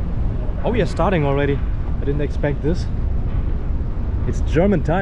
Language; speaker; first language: English; non-native, fluent; German